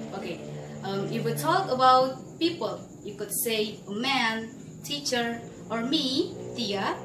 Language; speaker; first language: English; non-native, learner; Indonesian